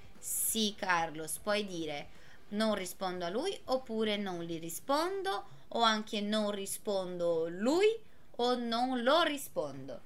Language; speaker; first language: Italian; non-native, fluent; Portuguese